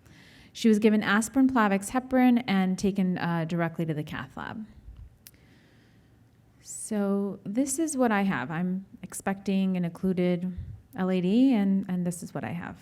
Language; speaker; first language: English; native; English